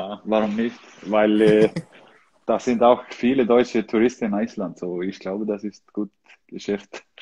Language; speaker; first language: German; non-native, learner; Icelandic